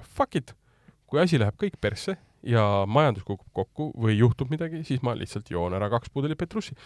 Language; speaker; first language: Estonian; native; Estonian